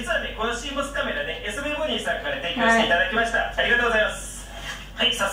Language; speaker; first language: Japanese; native; Japanese